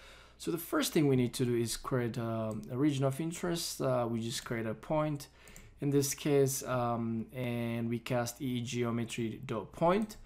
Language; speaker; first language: English; non-native, fluent; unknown